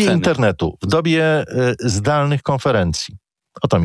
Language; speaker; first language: Polish; native; Polish